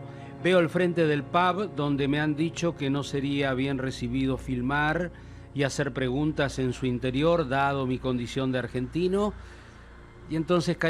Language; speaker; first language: Spanish; native; Spanish